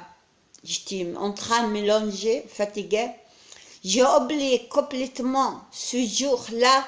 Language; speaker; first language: French; non-native, learner; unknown